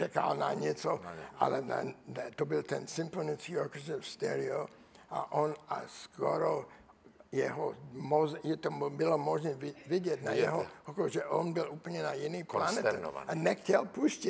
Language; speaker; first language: Czech; non-native, learner; English